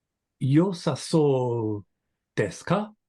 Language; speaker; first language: Japanese; non-native, learner; English